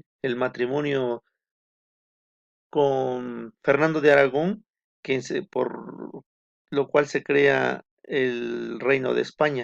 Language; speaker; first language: Spanish; native; Spanish